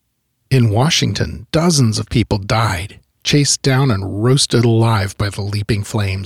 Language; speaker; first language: English; native; English